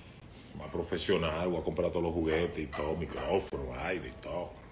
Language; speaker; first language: Spanish; native; Spanish